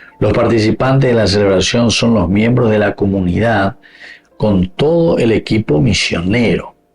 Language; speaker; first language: Spanish; native; Spanish